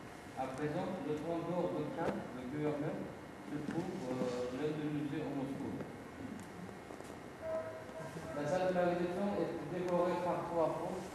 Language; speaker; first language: French; non-native, fluent; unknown